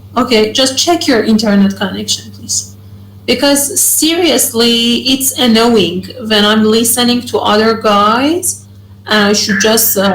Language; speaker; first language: English; non-native, fluent; Persian